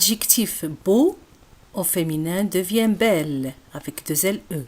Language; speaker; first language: French; non-native, local second language; Arabic